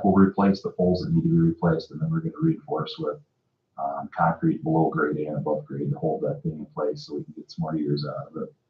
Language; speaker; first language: English; native; English